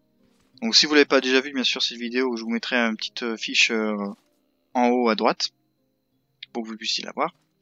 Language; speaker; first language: French; native; French